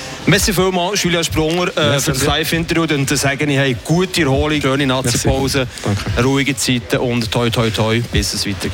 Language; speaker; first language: German; native; German